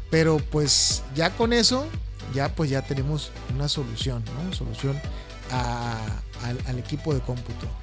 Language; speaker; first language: Spanish; native; Spanish